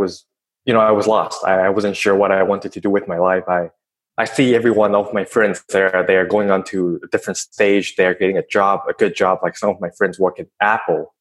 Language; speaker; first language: English; non-native, fluent; Chinese